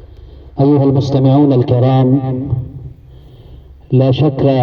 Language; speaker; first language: Arabic; non-native, fluent; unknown